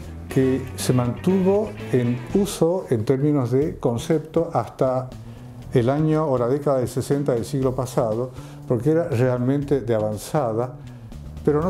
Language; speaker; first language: Spanish; native; Spanish